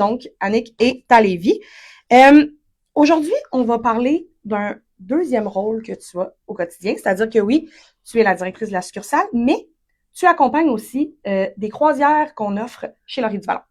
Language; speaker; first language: French; native; French